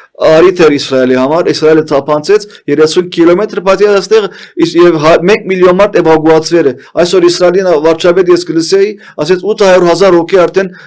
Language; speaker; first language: Armenian; early bilingual, heritage; Armenian